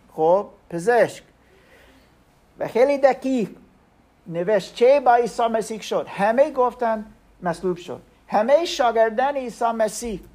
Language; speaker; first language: Persian; non-native, learner; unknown